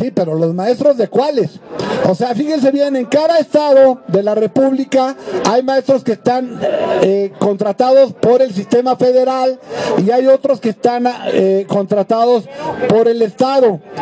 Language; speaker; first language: Spanish; native; Spanish